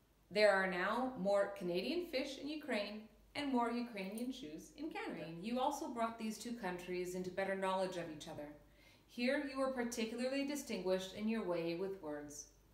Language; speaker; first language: English; early bilingual, other home language; Ukrainian